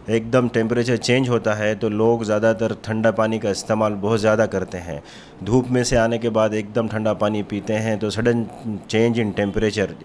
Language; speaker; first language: Hindi; non-native, local second language; Urdu